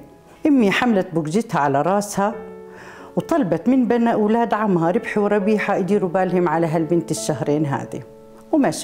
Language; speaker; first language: Arabic; native; Arabic